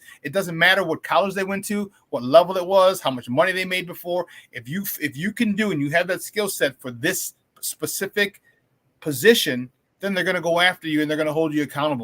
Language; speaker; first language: English; native; English